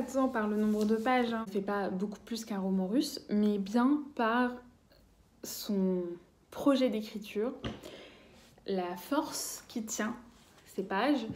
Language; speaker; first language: French; native; French